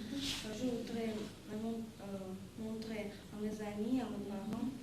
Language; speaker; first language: French; non-native, learner; Russian